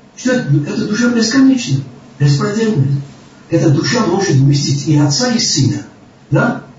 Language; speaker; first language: Russian; non-native, local second language; Georgian